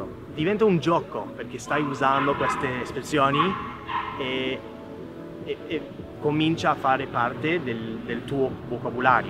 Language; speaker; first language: Italian; non-native, fluent; English